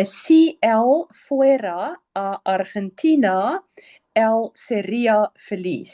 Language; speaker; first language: Spanish; non-native, learner; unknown